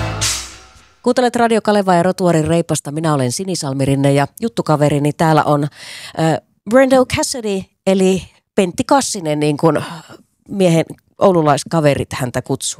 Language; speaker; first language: Finnish; native; Finnish